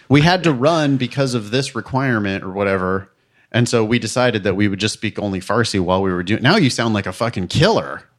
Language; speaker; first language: English; native; English